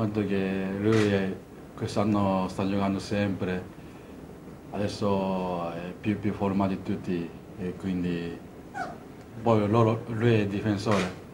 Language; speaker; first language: Italian; non-native, fluent; Japanese